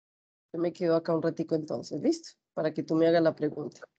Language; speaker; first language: Spanish; native; Spanish